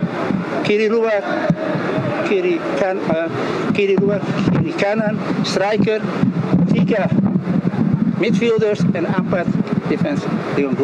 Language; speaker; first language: Indonesian; early bilingual, heritage; Indonesian